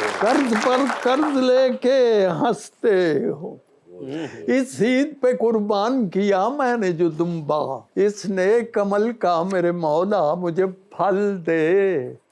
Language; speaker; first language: Urdu; non-native, local second language; Punjabi